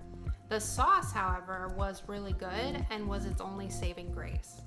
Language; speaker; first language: English; native; English